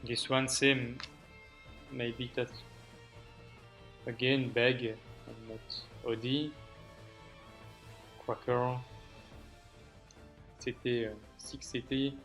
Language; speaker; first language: English; non-native, learner; French